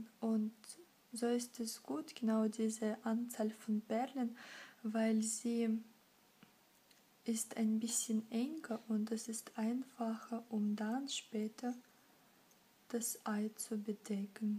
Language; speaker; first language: German; non-native, fluent; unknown